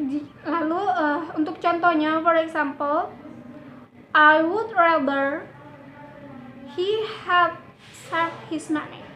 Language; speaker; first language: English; non-native, learner; Indonesian